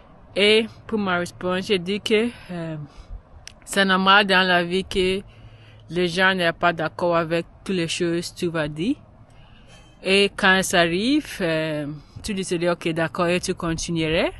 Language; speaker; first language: French; non-native, learner; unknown